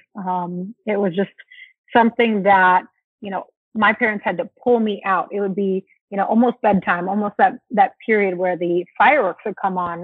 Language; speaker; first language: English; early bilingual, other home language; Spanish